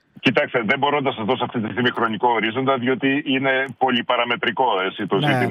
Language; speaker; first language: Greek; native; Greek